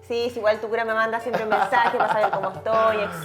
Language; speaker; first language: Spanish; native; Spanish